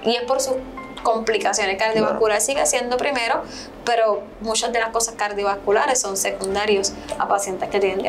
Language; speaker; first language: Spanish; native; Spanish